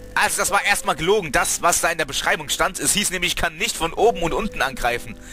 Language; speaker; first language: German; native; German